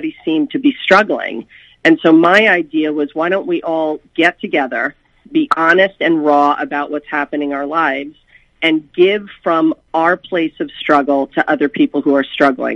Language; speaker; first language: English; native; English